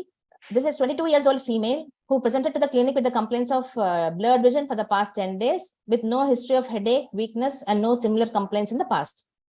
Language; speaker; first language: English; non-native, local second language; Tamil